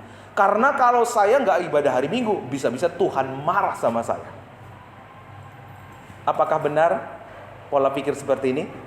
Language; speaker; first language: Indonesian; native; Indonesian